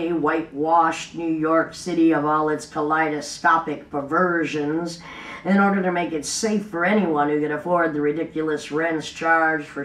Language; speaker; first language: English; native; English